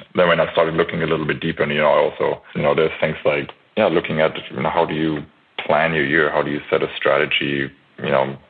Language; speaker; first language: English; non-native, fluent; German